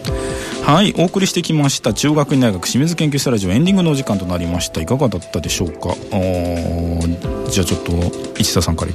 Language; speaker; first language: Japanese; native; Japanese